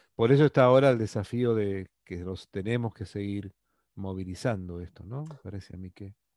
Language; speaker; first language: Spanish; native; Spanish